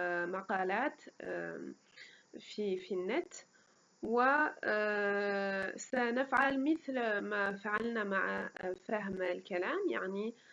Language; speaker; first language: Arabic; non-native, fluent; French